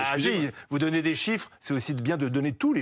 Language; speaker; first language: French; native; French